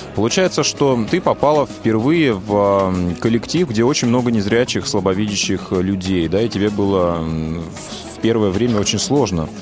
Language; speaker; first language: Russian; native; Russian